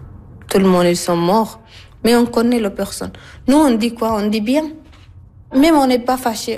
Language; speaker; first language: French; non-native, learner; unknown